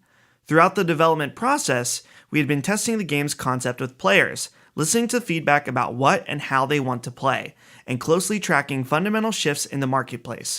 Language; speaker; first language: English; native; English